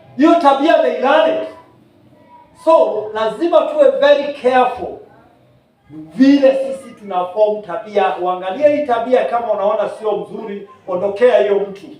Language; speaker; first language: Swahili; non-native, local second language; Kikuyu